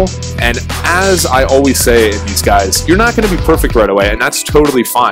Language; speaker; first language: English; native; English